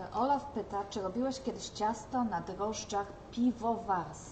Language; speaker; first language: Polish; native; Polish